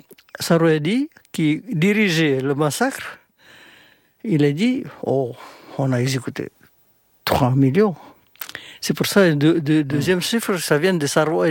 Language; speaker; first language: French; non-native, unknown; Indonesian